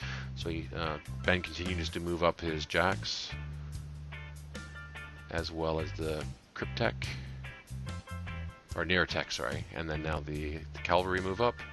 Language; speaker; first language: English; native; English